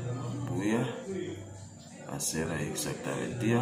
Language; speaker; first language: Spanish; non-native, learner; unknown